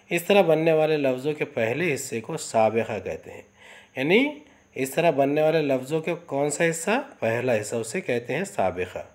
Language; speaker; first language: Urdu; native; Urdu